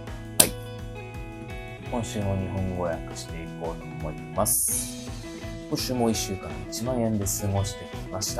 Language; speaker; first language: Japanese; native; Japanese